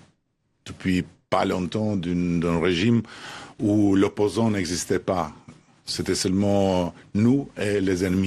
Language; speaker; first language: French; non-native, fluent; Albanian